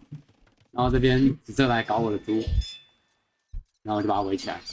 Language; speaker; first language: Chinese; native; Chinese